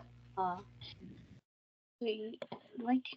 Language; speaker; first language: English; non-native, learner; Vietnamese